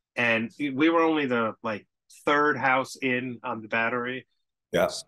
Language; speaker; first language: English; native; English